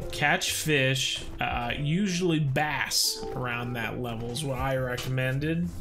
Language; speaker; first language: English; native; English